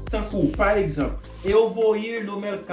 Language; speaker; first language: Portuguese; non-native, fluent; Haitian Creole